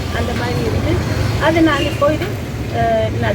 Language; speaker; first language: Tamil; non-native, local second language; Punjabi